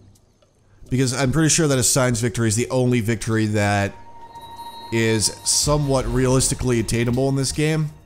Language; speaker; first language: English; native; English